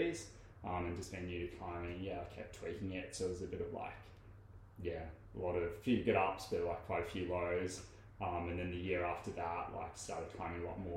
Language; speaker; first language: English; native; English